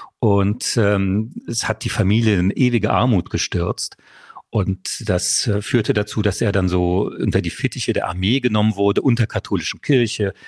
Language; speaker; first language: German; early bilingual, other home language; French